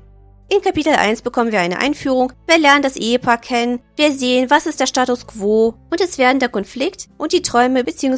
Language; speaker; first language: German; native; German